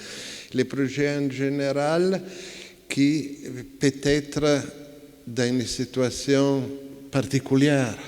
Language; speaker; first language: French; non-native, fluent; Italian